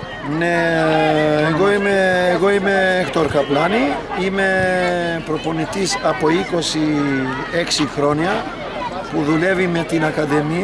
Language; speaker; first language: Greek; non-native, learner; Albanian